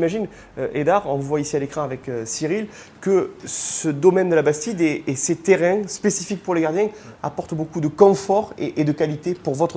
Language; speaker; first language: French; native; French